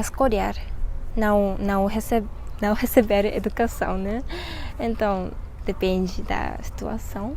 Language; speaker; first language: Portuguese; non-native, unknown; Japanese